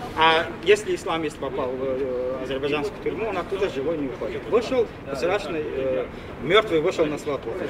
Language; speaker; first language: Russian; non-native, local second language; Talysh